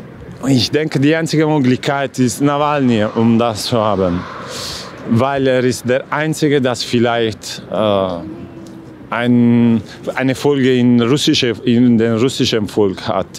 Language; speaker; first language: German; non-native, learner; Russian